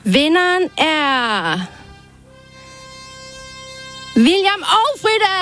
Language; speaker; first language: Danish; native; Danish